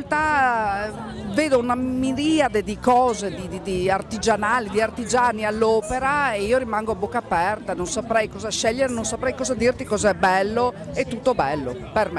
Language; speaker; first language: Italian; native; Italian